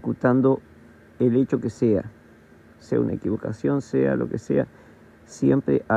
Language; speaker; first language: Spanish; native; Spanish